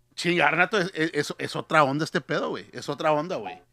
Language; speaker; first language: Spanish; early bilingual, other home language; English